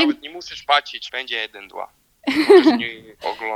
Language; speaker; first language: Polish; non-native, learner; Georgian